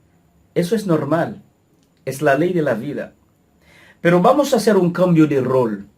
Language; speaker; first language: Spanish; non-native, fluent; Haitian Creole